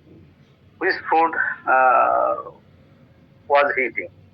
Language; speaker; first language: English; non-native, learner; Bangla